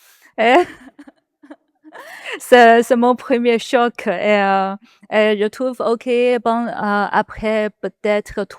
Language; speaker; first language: French; non-native, learner; Chinese